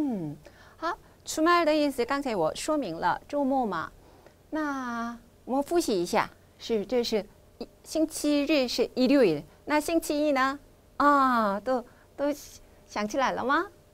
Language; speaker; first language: Chinese; non-native, fluent; Korean